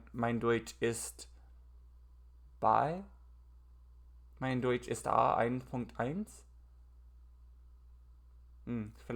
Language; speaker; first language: German; non-native, learner; English